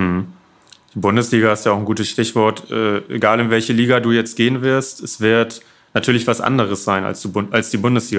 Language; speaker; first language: German; native; German